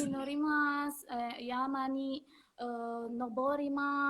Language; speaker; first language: Japanese; non-native, learner; Indonesian